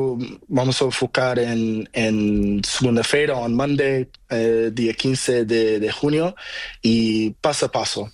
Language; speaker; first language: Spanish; non-native, learner; Portuguese